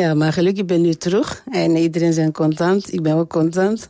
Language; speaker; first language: Dutch; non-native, learner; French